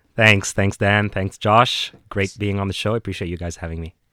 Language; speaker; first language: English; non-native, fluent; Arabic